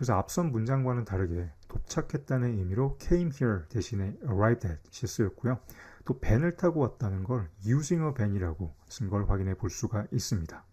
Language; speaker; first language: Korean; native; Korean